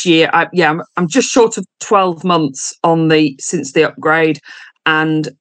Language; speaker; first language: English; native; English